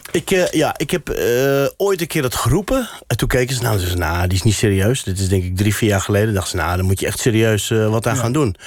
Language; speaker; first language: Dutch; non-native, local second language; Berber languages